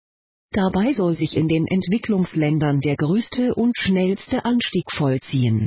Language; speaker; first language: German; native; German